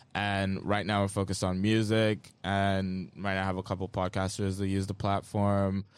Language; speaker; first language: English; non-native, local second language; Yoruba